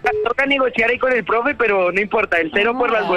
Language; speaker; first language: Spanish; native; Spanish